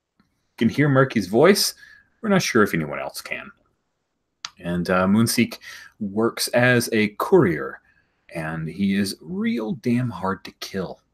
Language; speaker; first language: English; native; English